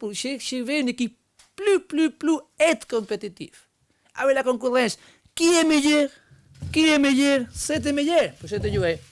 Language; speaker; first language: French; non-native, learner; Spanish